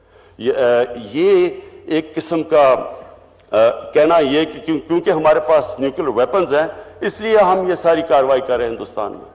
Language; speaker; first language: Urdu; native; Urdu